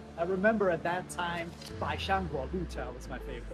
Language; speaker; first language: English; native; English